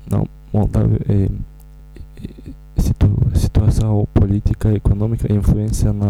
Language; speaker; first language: Portuguese; non-native, learner; Romanian